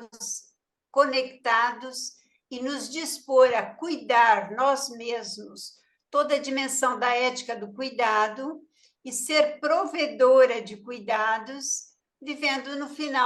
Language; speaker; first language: Portuguese; native; Portuguese